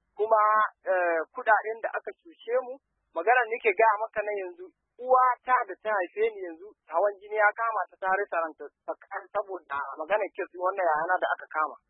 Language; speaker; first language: Hausa; non-native, local second language; Fula